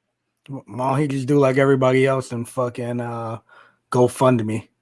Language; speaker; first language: English; native; English